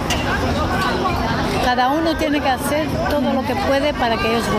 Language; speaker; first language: Spanish; non-native, fluent; Hebrew